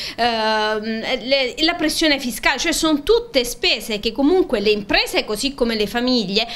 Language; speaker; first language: Italian; native; Italian